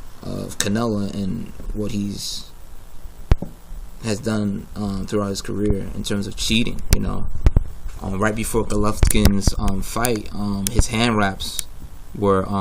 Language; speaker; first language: English; native; English